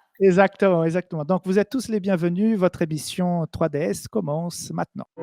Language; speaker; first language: French; native; French